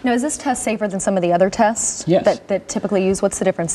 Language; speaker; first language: English; native; English